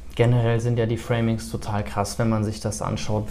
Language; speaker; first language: German; native; German